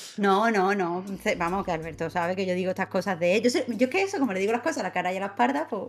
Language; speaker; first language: Spanish; native; Spanish